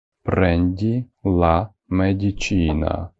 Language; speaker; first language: Italian; non-native, fluent; Ukrainian